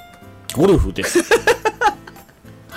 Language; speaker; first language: Japanese; native; Japanese